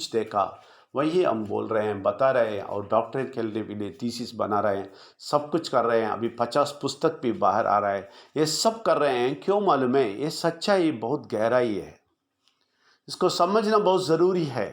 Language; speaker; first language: Hindi; non-native, local second language; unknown